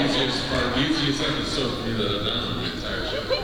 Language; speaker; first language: English; native; English